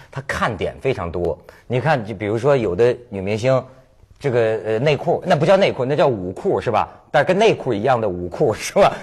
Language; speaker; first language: Chinese; native; Chinese